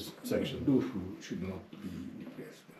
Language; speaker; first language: English; non-native, learner; Japanese